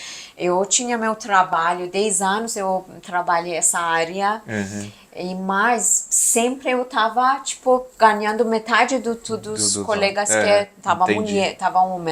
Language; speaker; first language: Portuguese; non-native, fluent; Persian